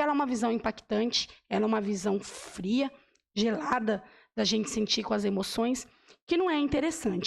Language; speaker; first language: Portuguese; native; Portuguese